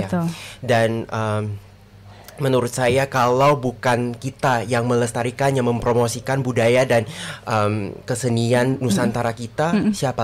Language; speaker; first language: Indonesian; non-native, fluent; English